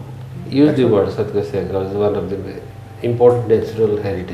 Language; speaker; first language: English; non-native, local second language; Odia